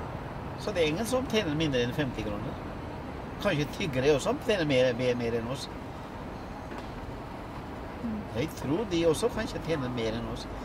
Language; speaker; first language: Norwegian; non-native, learner; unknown